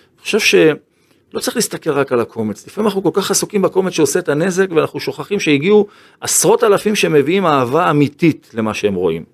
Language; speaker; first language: Hebrew; native; Hebrew